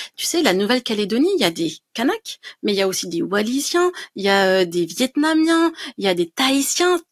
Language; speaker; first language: French; native; French